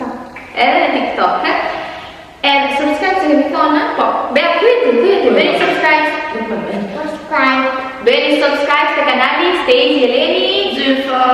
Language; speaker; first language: Albanian; early bilingual, heritage; Albanian